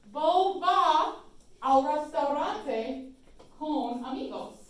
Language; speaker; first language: Spanish; non-native, fluent; English